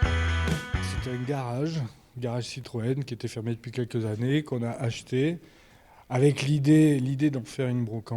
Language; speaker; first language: French; native; French